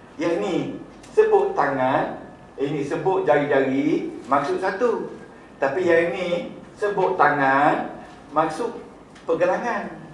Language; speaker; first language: Malay; native; Malay